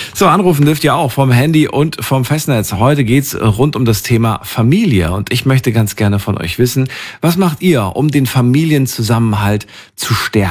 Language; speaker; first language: German; native; German